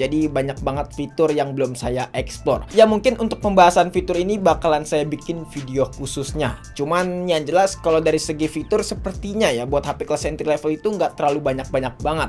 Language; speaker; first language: Indonesian; native; Indonesian